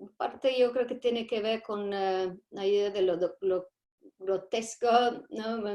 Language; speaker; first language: Spanish; non-native, fluent; English